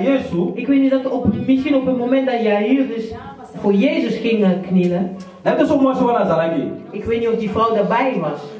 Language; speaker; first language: Dutch; early bilingual, other home language; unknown